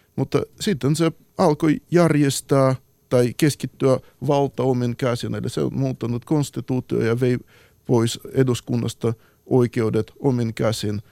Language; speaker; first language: Finnish; non-native, fluent; Ukrainian